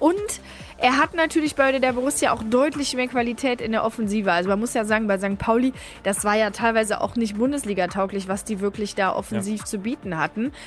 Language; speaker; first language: German; native; German